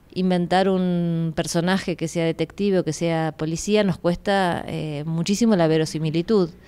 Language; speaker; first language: Spanish; native; Spanish